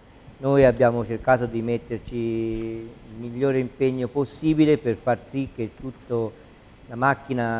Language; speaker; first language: Italian; native; Italian